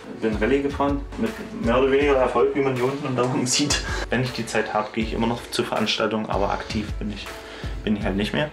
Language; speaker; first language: German; native; German